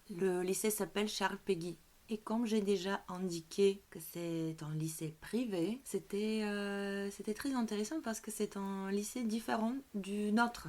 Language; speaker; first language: French; non-native, fluent; Bulgarian